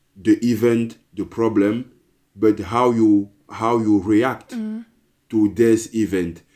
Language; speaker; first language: English; non-native, local second language; Basaa